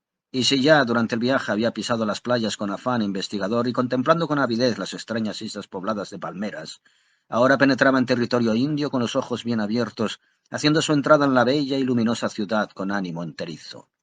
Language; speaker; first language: Spanish; native; Spanish